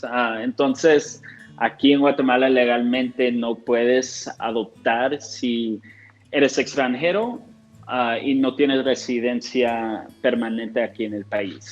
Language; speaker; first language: Spanish; non-native, fluent; English